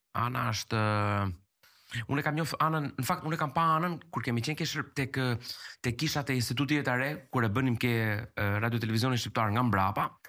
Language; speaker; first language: Albanian; native; Albanian